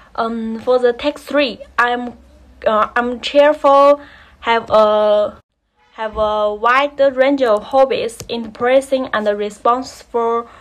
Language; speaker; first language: English; non-native, learner; Chinese